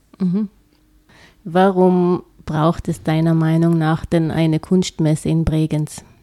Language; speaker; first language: German; native; German